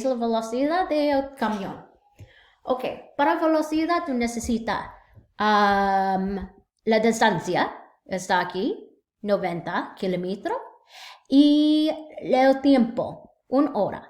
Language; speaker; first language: Spanish; non-native, learner; English